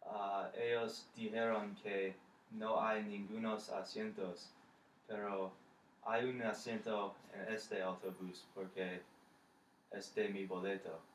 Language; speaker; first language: Spanish; non-native, learner; English